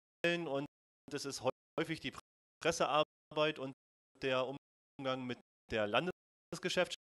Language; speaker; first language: German; native; German